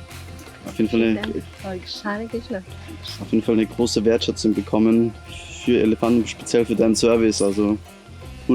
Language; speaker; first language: German; native; German